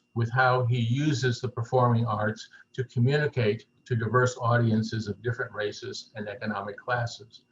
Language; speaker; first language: English; native; English